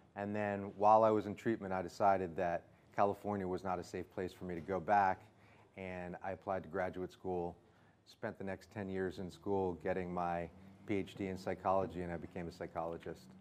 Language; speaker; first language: English; native; English